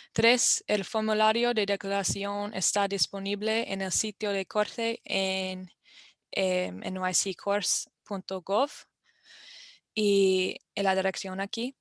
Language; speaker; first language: Spanish; non-native, fluent; English